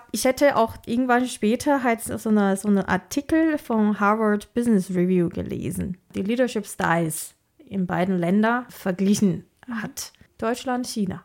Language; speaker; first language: German; non-native, fluent; Chinese